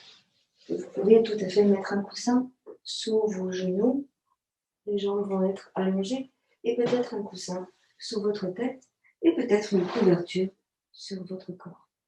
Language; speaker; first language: French; native; French